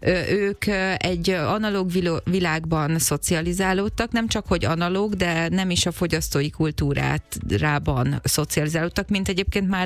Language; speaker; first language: Hungarian; native; Hungarian